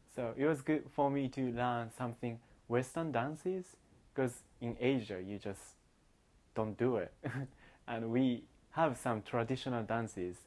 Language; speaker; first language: English; non-native, learner; Japanese